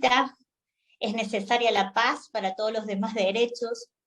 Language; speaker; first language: Spanish; native; Spanish